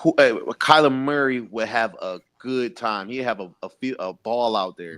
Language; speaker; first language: English; native; English